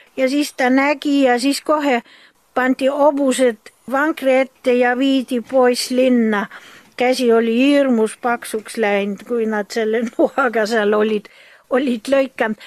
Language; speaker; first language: Estonian; early bilingual, heritage; German